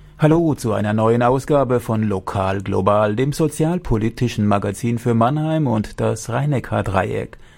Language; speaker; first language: German; native; German